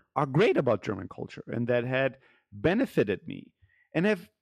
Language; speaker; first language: English; early bilingual, heritage; German